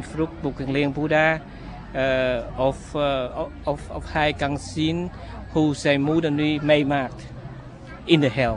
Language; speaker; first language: Dutch; non-native, learner; Vietnamese